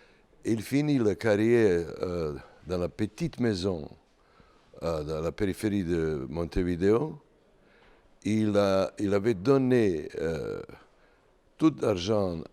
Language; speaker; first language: French; non-native, learner; Serbian